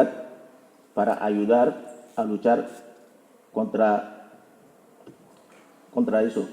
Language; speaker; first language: Spanish; non-native, fluent; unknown